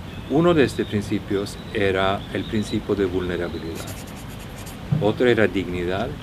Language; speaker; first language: Spanish; non-native, fluent; Norwegian